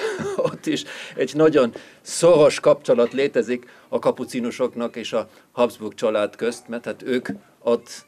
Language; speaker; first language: Hungarian; non-native, fluent; German